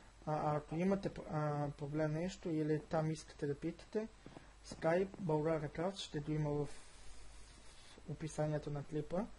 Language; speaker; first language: Bulgarian; native; Bulgarian